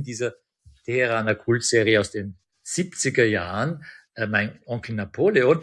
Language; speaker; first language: German; early bilingual, other home language; Persian